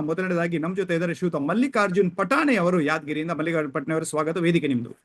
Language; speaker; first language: Kannada; native; Kannada